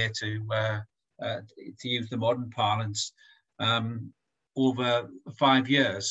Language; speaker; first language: English; native; English